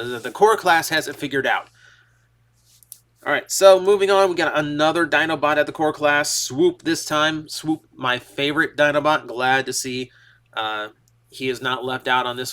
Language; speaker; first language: English; native; English